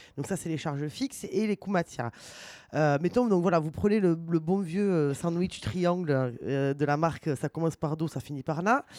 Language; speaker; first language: French; native; French